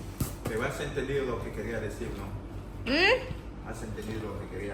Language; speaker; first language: Spanish; native; Spanish